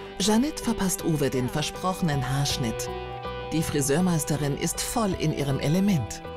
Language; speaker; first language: German; native; German